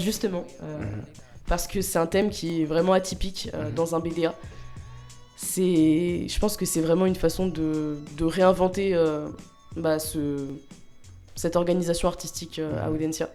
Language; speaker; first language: French; native; French